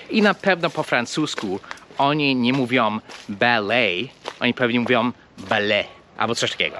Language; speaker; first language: Polish; non-native, fluent; English